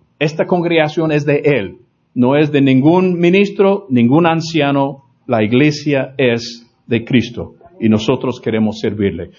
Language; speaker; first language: Spanish; non-native, fluent; English